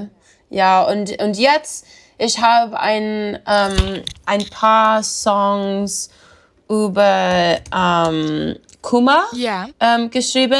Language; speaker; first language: German; non-native, learner; English